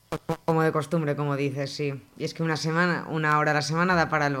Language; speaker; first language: Spanish; native; Spanish